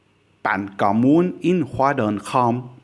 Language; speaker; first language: Vietnamese; non-native, fluent; English